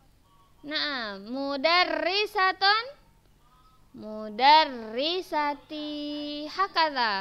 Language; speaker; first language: Arabic; non-native, fluent; Indonesian